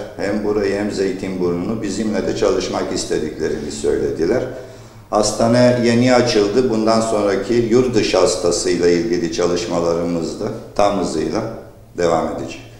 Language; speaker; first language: Turkish; early bilingual, heritage; Turkish